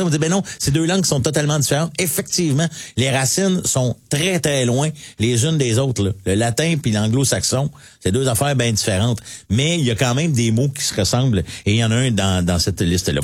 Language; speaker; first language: French; native; French